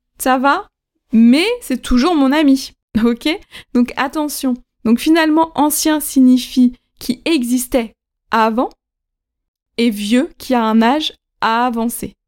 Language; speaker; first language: French; native; French